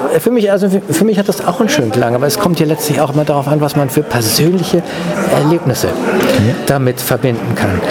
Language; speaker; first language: German; native; German